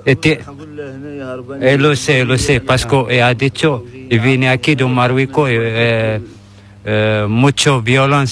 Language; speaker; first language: Spanish; non-native, learner; Arabic